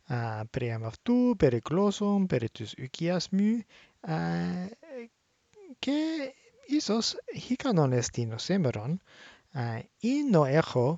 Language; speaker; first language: Greek; non-native, learner; English